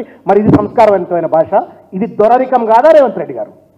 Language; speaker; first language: Telugu; native; Telugu